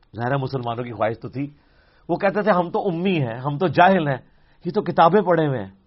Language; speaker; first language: Urdu; non-native, local second language; Punjabi